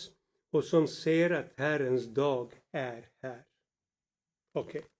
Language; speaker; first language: Swedish; non-native, fluent; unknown